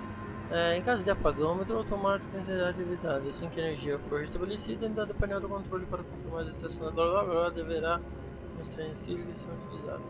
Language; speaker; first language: Portuguese; native; Portuguese